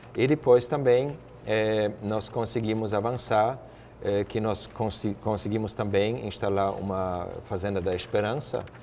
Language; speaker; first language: Portuguese; non-native, fluent; German